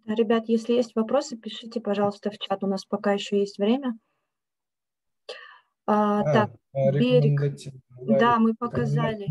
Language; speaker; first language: Russian; native; Russian